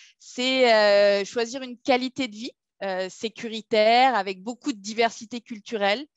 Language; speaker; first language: French; native; French